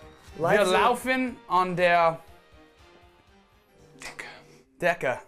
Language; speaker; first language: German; non-native, learner; English